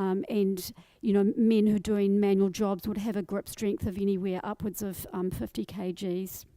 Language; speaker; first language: English; native; English